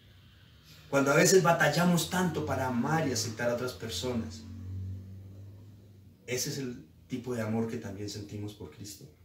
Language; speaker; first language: Spanish; native; Spanish